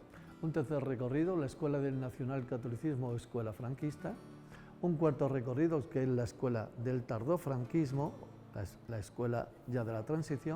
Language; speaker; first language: Spanish; native; Spanish